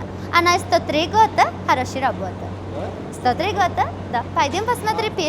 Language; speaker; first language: Russian; non-native, learner; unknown